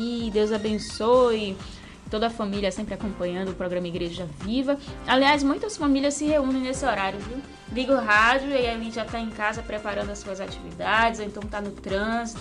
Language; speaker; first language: Portuguese; native; Portuguese